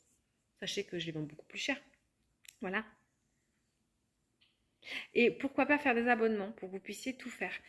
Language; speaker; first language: French; native; French